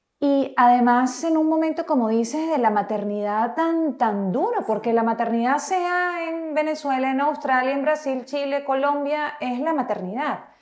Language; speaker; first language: Spanish; native; Spanish